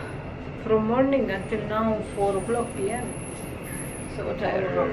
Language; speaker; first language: English; non-native, learner; Arabic